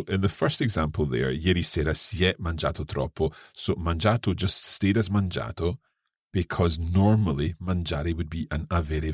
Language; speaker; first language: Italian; non-native, fluent; English